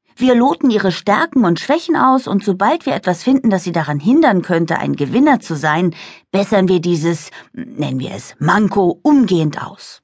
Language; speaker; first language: German; native; German